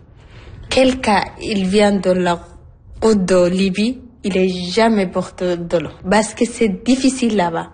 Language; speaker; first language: French; non-native, learner; Arabic